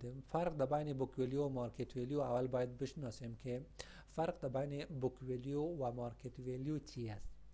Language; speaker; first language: Persian; non-native, local second language; Pashto